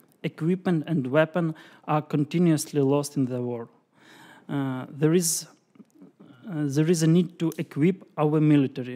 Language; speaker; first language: English; non-native, fluent; Ukrainian